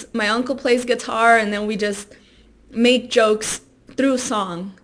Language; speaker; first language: English; early bilingual, other home language; Spanish